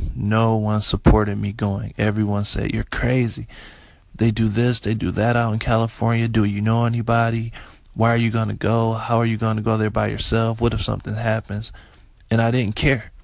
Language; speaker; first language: English; native; English